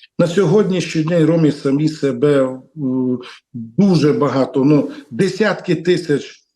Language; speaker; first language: Ukrainian; non-native, local second language; Romany